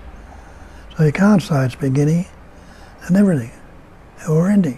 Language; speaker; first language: English; native; English